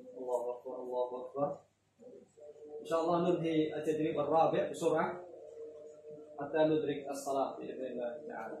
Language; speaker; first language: Arabic; non-native, fluent; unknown